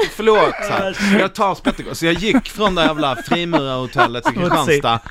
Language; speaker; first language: Swedish; native; Swedish